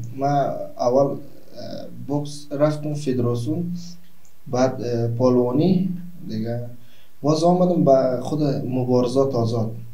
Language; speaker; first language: Persian; non-native, local second language; Turkmen